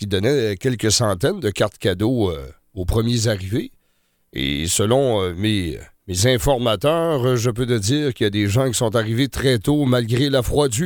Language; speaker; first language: French; native; French